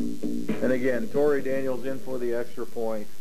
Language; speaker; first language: English; native; English